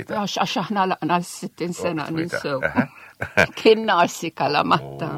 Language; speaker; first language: Maltese; non-native, local second language; Italian